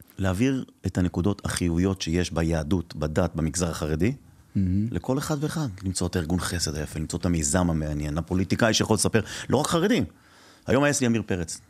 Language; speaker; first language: Hebrew; early bilingual, other home language; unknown